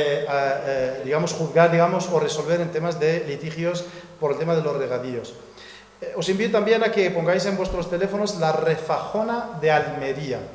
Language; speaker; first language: Spanish; native; Spanish